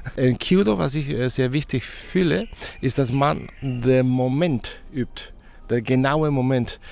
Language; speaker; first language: German; non-native, fluent; Spanish